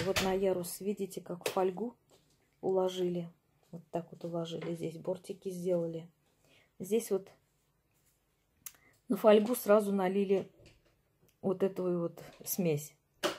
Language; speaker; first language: Russian; native; Russian